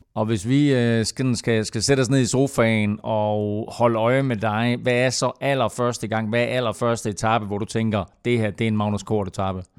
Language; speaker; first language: Danish; native; Danish